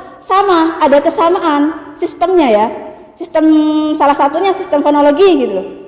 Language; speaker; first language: Indonesian; non-native, local second language; Madurese